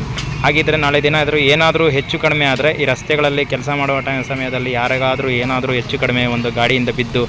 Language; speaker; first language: Kannada; native; Kannada